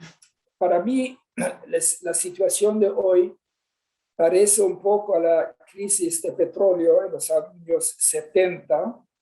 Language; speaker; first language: Spanish; non-native, fluent; Swedish